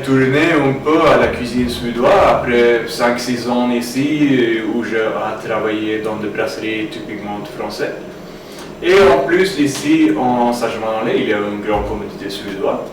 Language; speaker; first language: French; non-native, fluent; Swedish